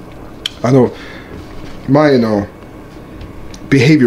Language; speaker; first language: Japanese; non-native, learner; English